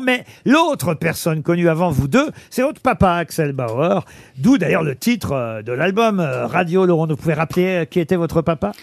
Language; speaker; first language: French; native; French